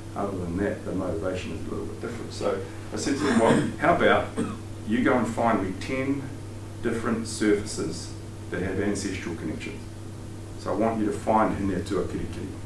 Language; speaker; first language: English; native; English